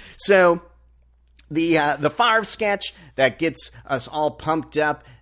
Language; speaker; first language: English; native; English